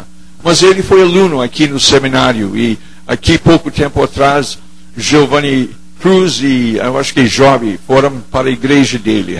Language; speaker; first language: Portuguese; non-native, fluent; English